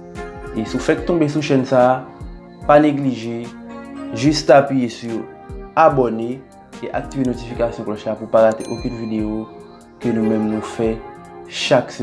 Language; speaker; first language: French; non-native, local second language; Haitian Creole